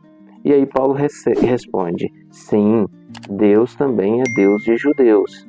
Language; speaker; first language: Portuguese; native; Portuguese